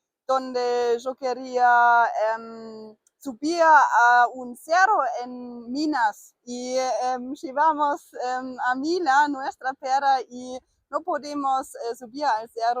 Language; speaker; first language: Spanish; non-native, fluent; German